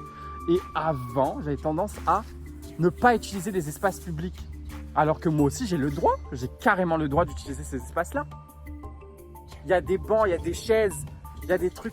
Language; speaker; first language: French; native; French